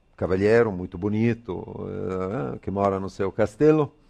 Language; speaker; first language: Portuguese; non-native, fluent; Italian